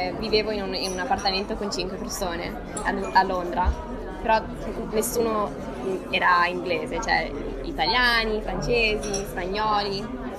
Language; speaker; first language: Italian; early bilingual, heritage; English